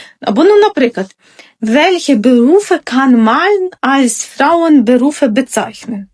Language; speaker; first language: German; non-native, fluent; Ukrainian